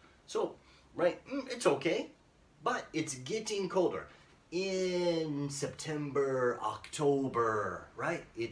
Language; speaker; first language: English; native; English